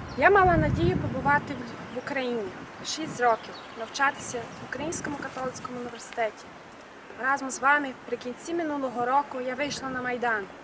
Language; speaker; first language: Ukrainian; early bilingual, heritage; Ukrainian